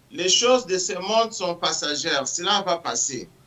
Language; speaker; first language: French; non-native, local second language; Lingala